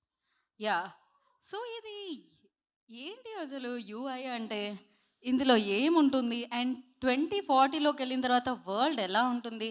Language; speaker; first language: Telugu; native; Telugu